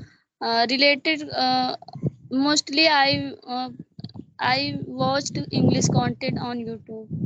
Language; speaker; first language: English; non-native, learner; Hindi